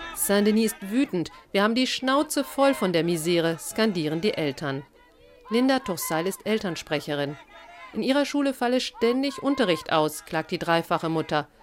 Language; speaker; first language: German; native; German